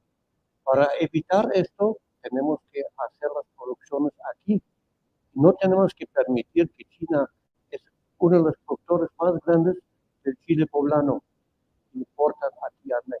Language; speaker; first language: Spanish; non-native, fluent; German